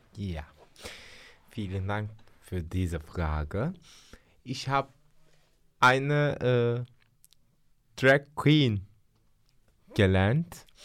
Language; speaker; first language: German; non-native, learner; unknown